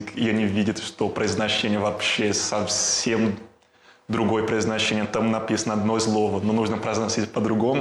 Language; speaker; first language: Russian; non-native, fluent; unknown